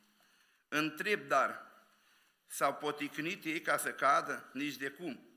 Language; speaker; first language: Romanian; native; Romanian